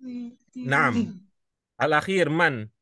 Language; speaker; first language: Arabic; non-native, learner; Indonesian